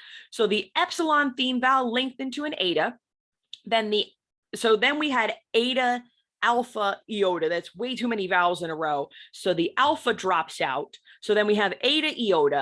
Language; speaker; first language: English; native; English